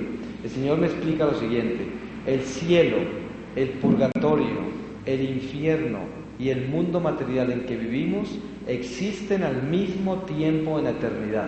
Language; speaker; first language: Spanish; native; Spanish